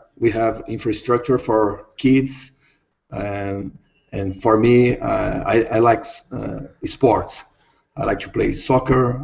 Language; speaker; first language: English; non-native, learner; Portuguese